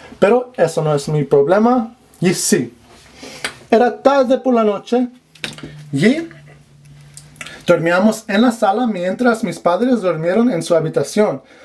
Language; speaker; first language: Spanish; non-native, learner; English